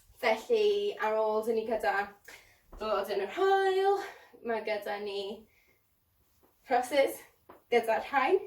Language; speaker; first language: Welsh; non-native, local second language; English